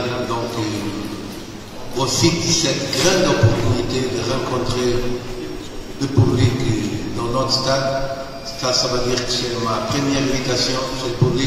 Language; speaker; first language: French; non-native, learner; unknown